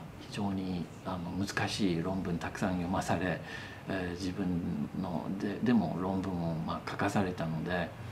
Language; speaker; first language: Japanese; non-native, fluent; English